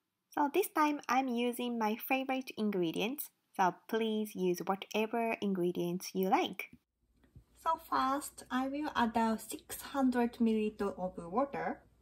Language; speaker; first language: English; non-native, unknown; Japanese